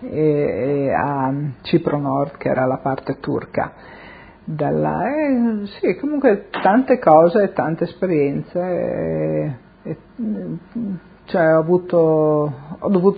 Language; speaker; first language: Italian; native; Italian